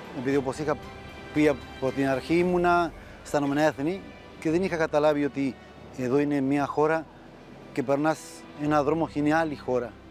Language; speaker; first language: Greek; non-native, fluent; Spanish